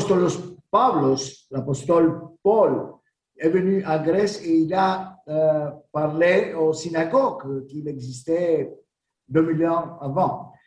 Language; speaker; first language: French; non-native, learner; Greek